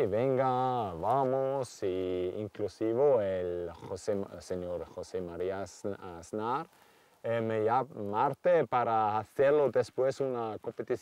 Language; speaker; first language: Spanish; non-native, learner; German